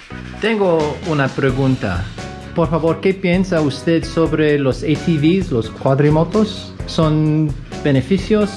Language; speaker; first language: Spanish; non-native, learner; English